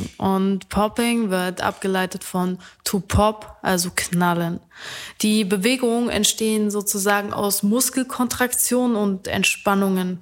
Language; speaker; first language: German; native; German